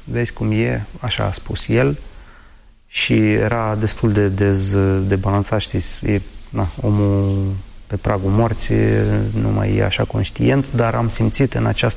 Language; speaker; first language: Romanian; non-native, fluent; Ukrainian